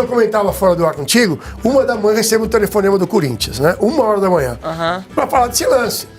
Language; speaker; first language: Portuguese; native; Portuguese